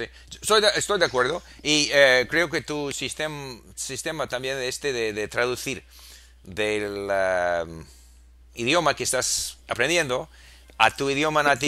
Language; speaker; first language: Spanish; non-native, fluent; English